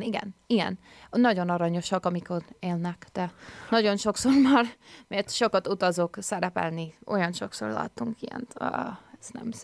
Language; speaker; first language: Hungarian; early bilingual, heritage; English